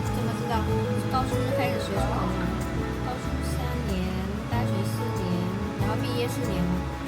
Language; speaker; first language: Chinese; non-native, fluent; Vietnamese